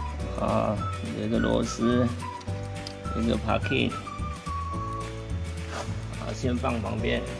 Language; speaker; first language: Chinese; native; Chinese